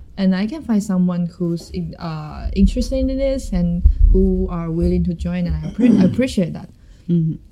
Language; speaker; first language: English; non-native, fluent; Chinese